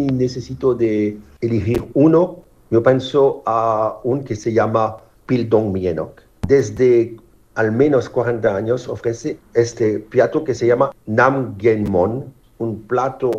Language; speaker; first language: Spanish; non-native, fluent; French